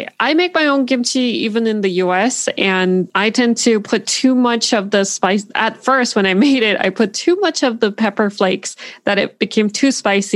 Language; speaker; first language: English; non-native, fluent; Korean